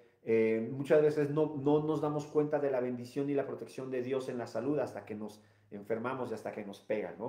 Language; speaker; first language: Spanish; native; Spanish